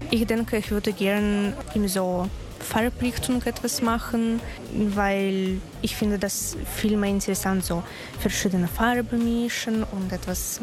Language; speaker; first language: German; non-native, learner; Russian